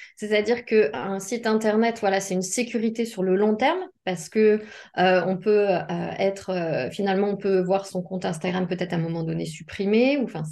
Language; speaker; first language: French; native; French